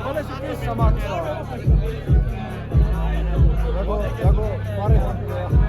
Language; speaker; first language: Finnish; non-native, learner; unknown